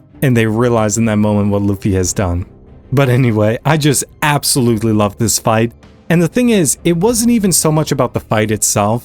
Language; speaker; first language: English; native; English